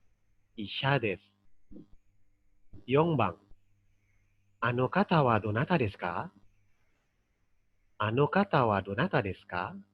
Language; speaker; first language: Japanese; non-native, fluent; Indonesian